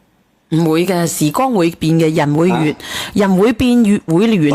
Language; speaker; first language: Cantonese; native; Cantonese